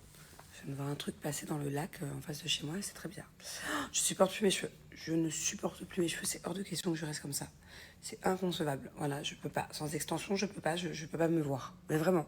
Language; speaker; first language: French; native; French